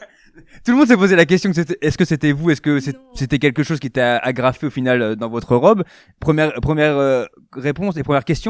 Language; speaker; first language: French; native; French